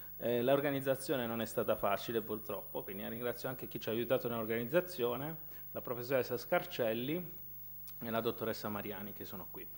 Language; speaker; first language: Italian; native; Italian